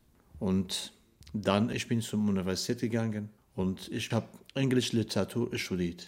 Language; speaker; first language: German; non-native, fluent; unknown